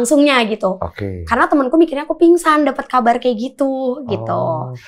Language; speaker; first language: Indonesian; native; Indonesian